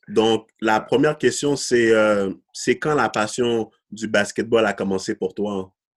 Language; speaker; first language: French; native; French